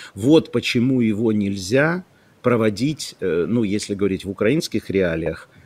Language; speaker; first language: Russian; non-native, local second language; Ukrainian